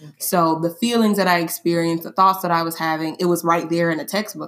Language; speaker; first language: English; native; English